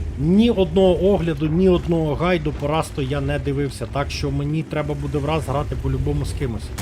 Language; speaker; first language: Ukrainian; non-native, local second language; Russian